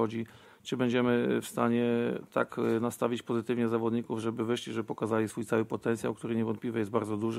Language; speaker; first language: Polish; native; Polish